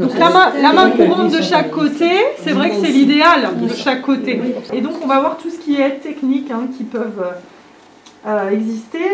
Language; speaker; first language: French; native; French